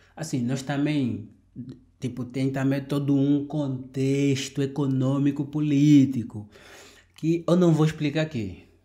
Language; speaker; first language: Portuguese; native; Portuguese